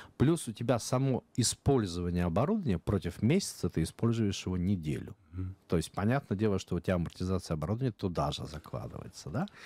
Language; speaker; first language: Russian; native; Russian